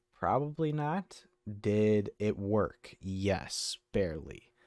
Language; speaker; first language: English; native; English